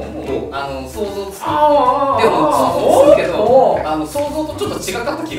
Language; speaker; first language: Japanese; native; Japanese